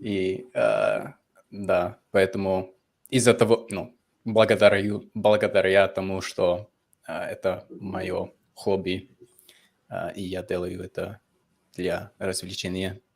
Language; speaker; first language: Russian; non-native, fluent; English